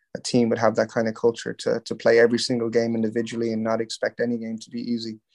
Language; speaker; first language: English; native; English